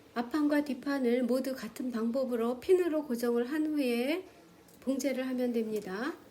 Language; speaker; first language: Korean; native; Korean